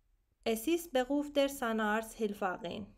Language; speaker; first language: German; non-native, learner; Persian